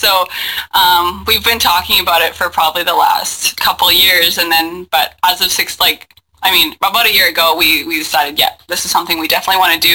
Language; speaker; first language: English; native; English